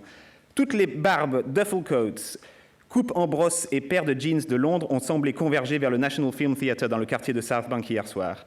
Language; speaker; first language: French; native; French